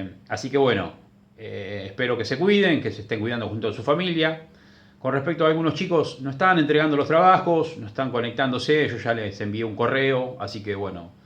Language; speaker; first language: Spanish; native; Spanish